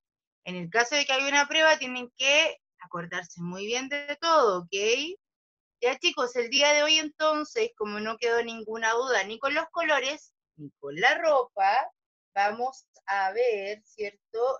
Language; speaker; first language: Spanish; native; Spanish